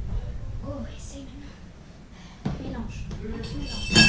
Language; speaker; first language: French; native; French